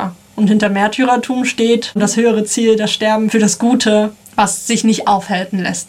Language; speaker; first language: German; native; German